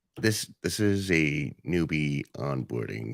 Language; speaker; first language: English; native; English